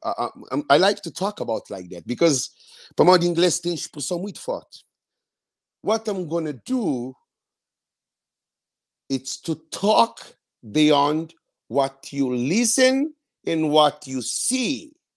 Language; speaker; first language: English; non-native, learner; Kabuverdianu